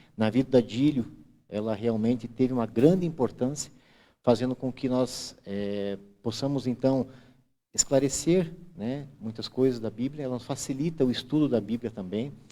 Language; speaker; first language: Portuguese; native; Portuguese